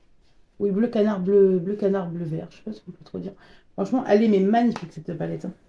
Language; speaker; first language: French; native; French